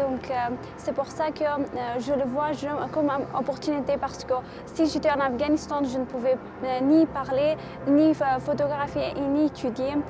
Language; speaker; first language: French; non-native, fluent; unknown